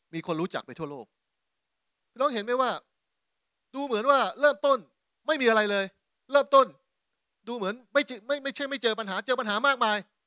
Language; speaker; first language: Thai; native; Thai